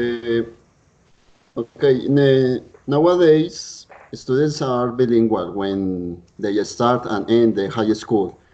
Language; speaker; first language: English; non-native, learner; Spanish